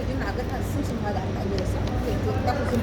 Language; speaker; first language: Arabic; native; Arabic